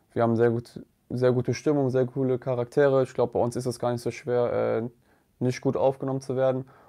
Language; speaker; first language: German; native; German